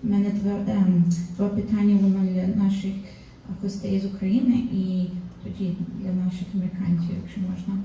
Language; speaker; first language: Ukrainian; early bilingual, heritage; Ukrainian